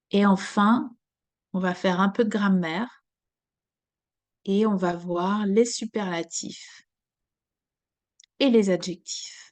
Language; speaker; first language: French; native; French